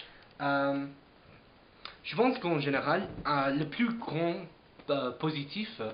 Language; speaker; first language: French; non-native, fluent; English